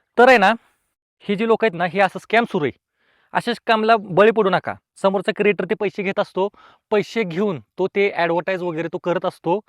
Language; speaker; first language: Marathi; native; Marathi